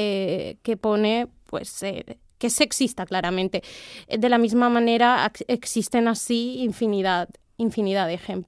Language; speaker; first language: Spanish; native; Spanish